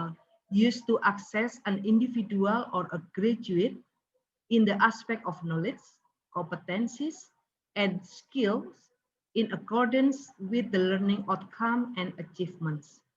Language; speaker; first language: English; non-native, learner; Indonesian